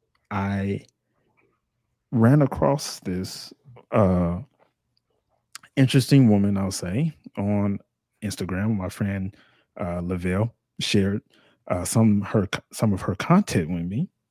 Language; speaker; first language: English; native; English